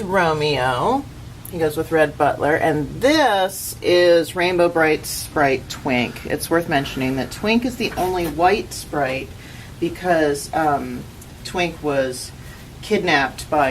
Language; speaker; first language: English; native; English